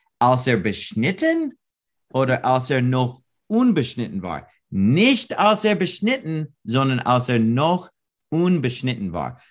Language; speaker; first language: German; non-native, learner; English